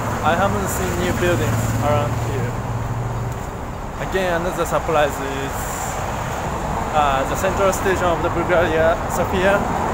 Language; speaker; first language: English; non-native, learner; Japanese